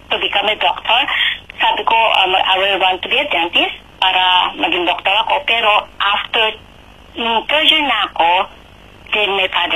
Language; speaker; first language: Filipino; native; Filipino